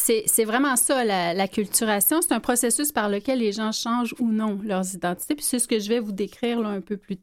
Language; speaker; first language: French; native; French